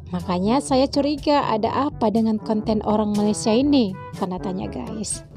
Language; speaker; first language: Indonesian; native; Indonesian